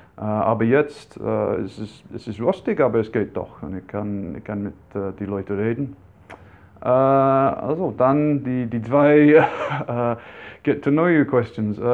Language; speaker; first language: German; non-native, fluent; English